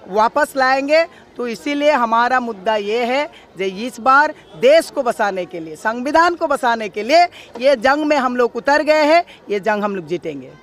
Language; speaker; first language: Hindi; non-native, local second language; Assamese